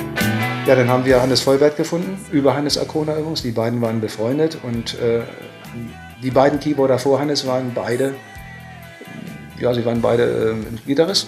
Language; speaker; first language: German; native; German